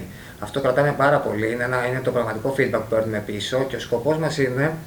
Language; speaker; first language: Greek; native; Greek